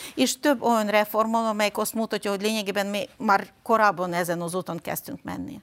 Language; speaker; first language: Hungarian; non-native, fluent; Ukrainian